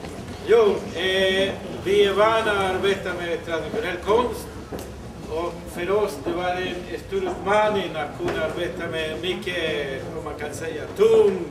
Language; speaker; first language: Swedish; non-native, fluent; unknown